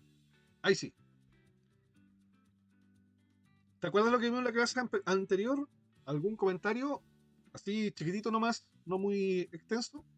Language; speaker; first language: Spanish; native; Spanish